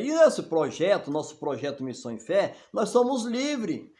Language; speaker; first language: Portuguese; native; Portuguese